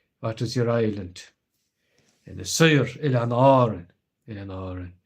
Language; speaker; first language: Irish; non-native, local second language; English